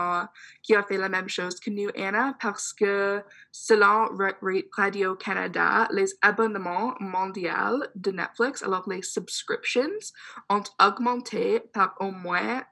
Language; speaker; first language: French; non-native, fluent; English